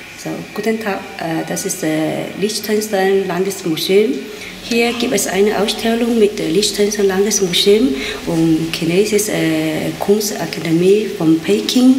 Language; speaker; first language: German; non-native, learner; Chinese